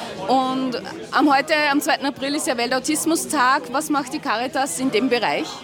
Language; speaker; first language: German; native; German